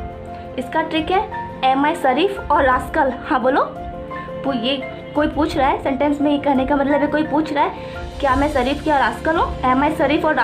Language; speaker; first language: Hindi; native; Hindi